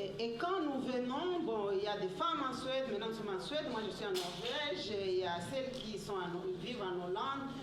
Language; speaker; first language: French; non-native, local second language; Swahili